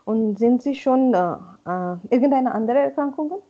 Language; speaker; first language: German; non-native, learner; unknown